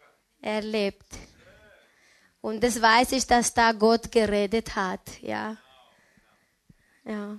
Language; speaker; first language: German; non-native, learner; Romanian